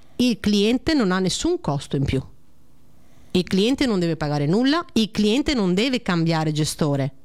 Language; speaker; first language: Italian; native; Italian